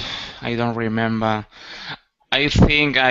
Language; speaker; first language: English; non-native, learner; Spanish